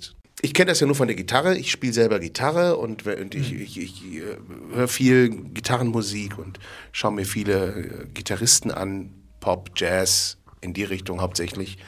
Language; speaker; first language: German; native; German